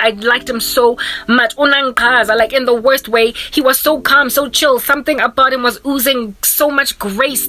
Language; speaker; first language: English; non-native, local second language; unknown